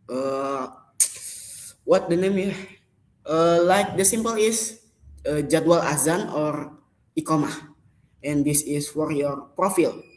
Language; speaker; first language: English; non-native, learner; Indonesian